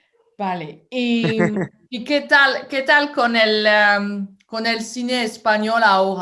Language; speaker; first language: Spanish; non-native, fluent; French